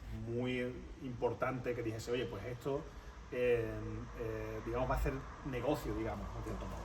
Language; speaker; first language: Spanish; native; Spanish